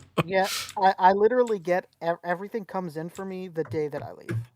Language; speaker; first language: English; native; English